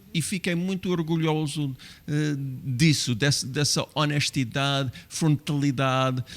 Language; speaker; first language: Portuguese; non-native, fluent; English